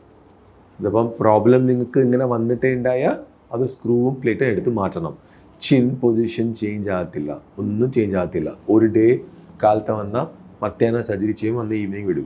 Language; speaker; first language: Malayalam; non-native, local second language; Tamil